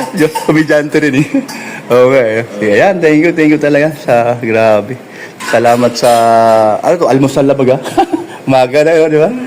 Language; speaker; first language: Filipino; native; Filipino